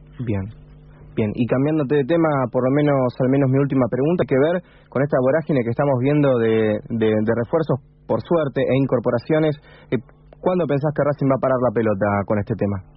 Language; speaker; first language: Spanish; native; Spanish